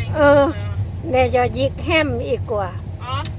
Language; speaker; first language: Swedish; non-native, learner; Thai